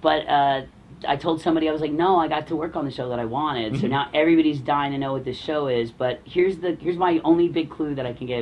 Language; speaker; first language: English; native; English